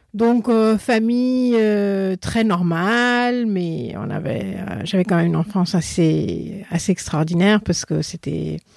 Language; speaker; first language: French; non-native, fluent; Assamese